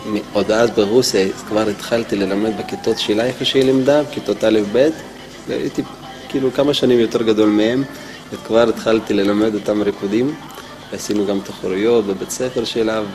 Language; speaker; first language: Hebrew; non-native, fluent; Russian